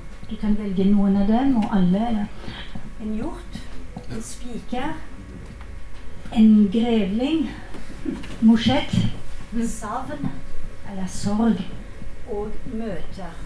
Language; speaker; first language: Norwegian; non-native, fluent; French